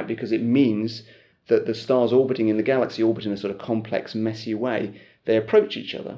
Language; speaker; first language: English; native; English